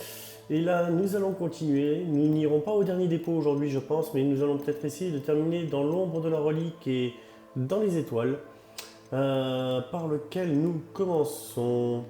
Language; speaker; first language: French; native; French